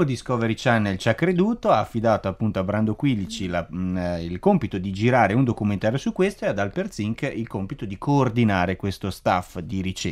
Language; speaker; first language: Italian; native; Italian